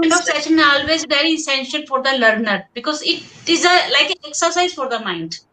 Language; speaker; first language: English; non-native, local second language; Hindi